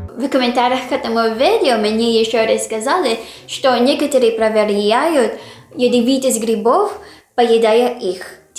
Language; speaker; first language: Russian; non-native, fluent; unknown